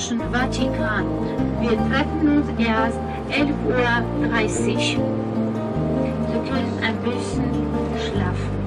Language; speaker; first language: German; non-native, fluent; Armenian